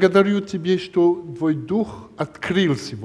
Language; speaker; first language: Russian; non-native, learner; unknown